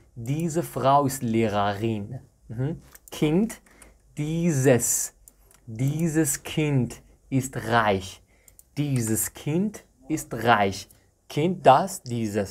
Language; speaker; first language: German; non-native, fluent; Persian